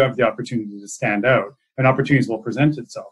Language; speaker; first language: English; native; English